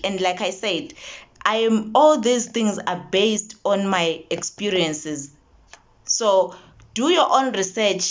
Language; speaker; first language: English; non-native, local second language; Zulu